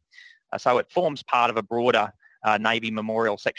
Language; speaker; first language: English; native; English